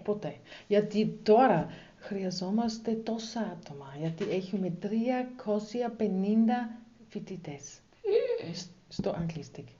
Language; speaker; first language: Greek; non-native, learner; German